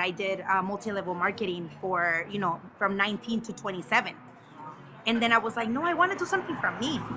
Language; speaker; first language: English; early bilingual, other home language; Spanish